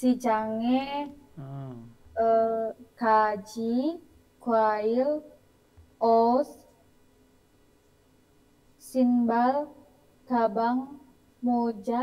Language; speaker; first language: Korean; non-native, learner; Indonesian